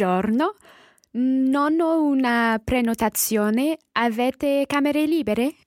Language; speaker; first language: Italian; non-native, learner; English